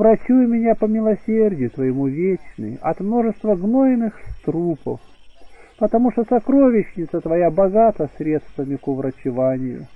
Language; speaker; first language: Russian; native; Russian